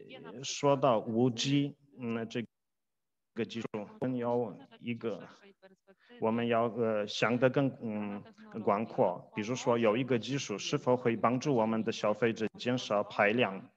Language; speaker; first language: Chinese; non-native, fluent; Polish